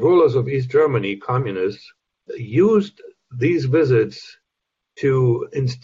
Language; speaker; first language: English; non-native, fluent; German